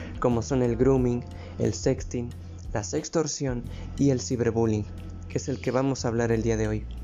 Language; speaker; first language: Spanish; native; Spanish